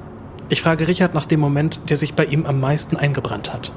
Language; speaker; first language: German; native; German